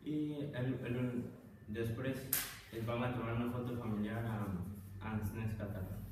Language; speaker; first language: Catalan; non-native, learner; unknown